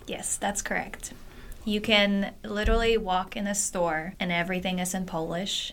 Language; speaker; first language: English; non-native, fluent; Polish